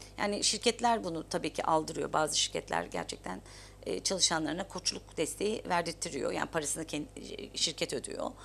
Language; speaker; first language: Turkish; native; Turkish